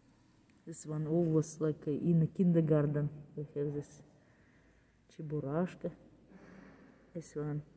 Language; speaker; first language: English; non-native, learner; Russian